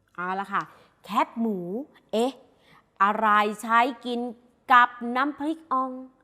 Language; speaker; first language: Thai; native; Thai